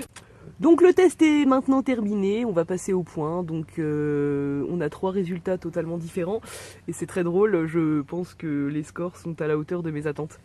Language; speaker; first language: French; native; French